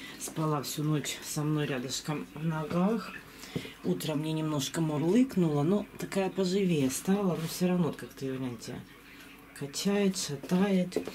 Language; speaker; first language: Russian; native; Russian